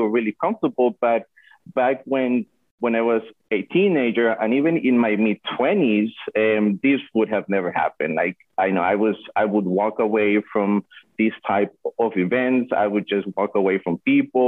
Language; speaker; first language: English; non-native, fluent; Spanish